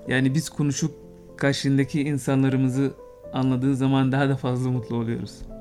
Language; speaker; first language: Turkish; non-native, fluent; Arabic